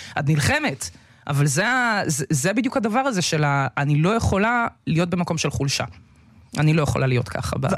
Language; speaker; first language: Hebrew; early bilingual, other home language; Russian